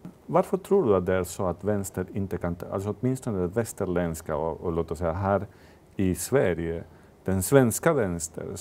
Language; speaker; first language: Swedish; non-native, fluent; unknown